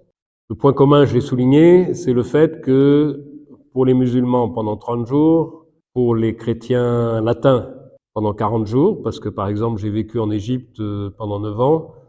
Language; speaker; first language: French; native; French